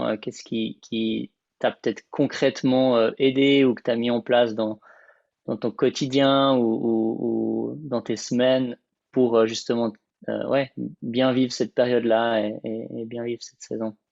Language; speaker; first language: French; native; French